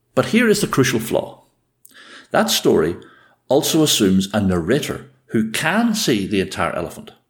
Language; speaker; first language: English; native; English